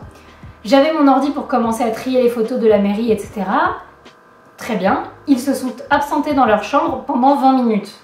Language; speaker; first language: French; native; French